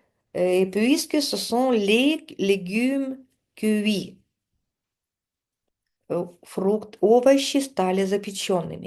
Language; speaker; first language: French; non-native, fluent; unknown